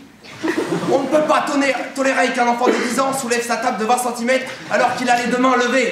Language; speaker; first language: French; native; French